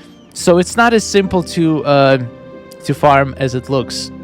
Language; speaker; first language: English; non-native, fluent; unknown